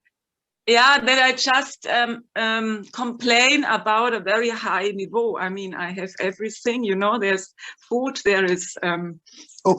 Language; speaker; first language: English; non-native, fluent; German